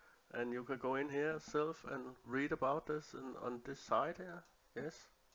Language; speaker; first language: English; non-native, learner; Danish